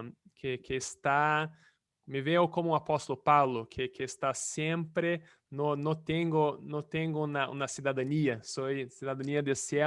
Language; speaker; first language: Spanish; non-native, fluent; Portuguese